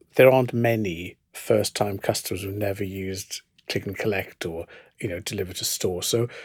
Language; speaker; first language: English; native; English